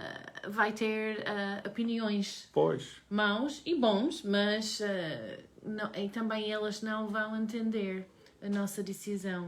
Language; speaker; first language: Portuguese; non-native, learner; English